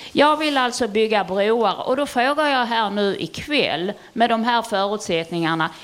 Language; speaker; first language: Swedish; native; Swedish